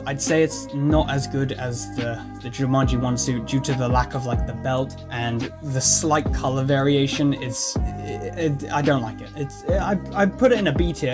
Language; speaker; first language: English; native; English